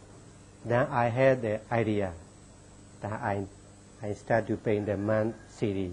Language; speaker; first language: English; non-native, learner; Burmese